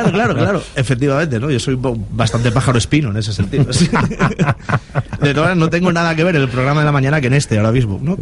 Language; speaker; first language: Spanish; native; Spanish